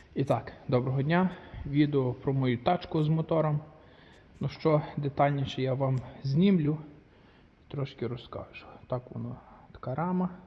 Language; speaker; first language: Ukrainian; native; Ukrainian